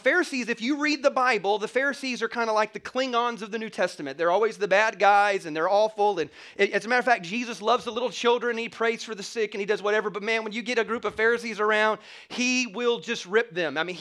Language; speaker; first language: English; native; English